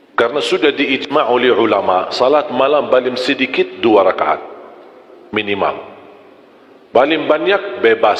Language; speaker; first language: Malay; non-native, fluent; Arabic